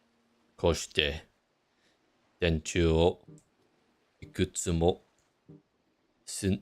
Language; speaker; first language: Japanese; non-native, fluent; English